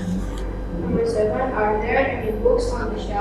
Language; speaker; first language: English; non-native, learner; Indonesian